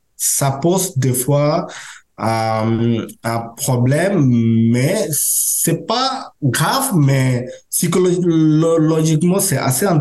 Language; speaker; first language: French; non-native, learner; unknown